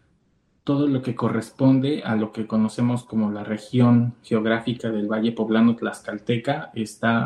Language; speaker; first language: Spanish; native; Spanish